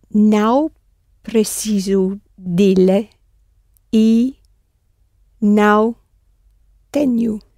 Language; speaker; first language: Portuguese; non-native, learner; English